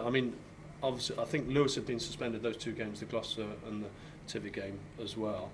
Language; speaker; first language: English; native; English